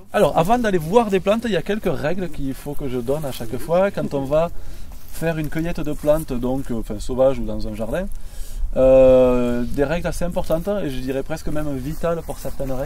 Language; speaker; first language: French; native; French